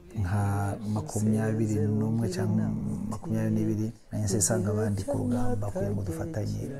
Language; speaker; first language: Kinyarwanda; early bilingual, heritage; Kinyarwanda